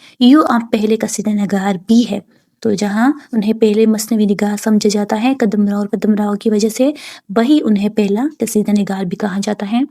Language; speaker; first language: Urdu; native; Urdu